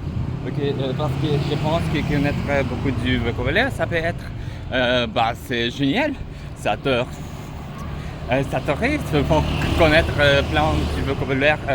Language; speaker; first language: French; non-native, learner; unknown